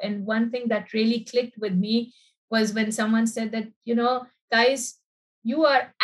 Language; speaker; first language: English; non-native, local second language; Urdu